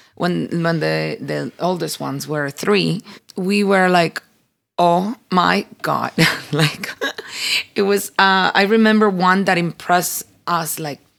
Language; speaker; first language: English; early bilingual, other home language; Spanish